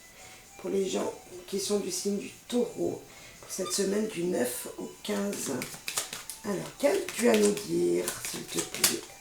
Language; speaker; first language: French; native; French